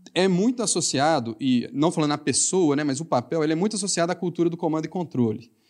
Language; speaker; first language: Portuguese; native; Portuguese